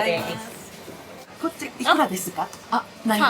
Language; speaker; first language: Japanese; non-native, learner; Korean